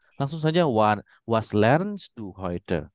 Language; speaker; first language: German; non-native, fluent; Indonesian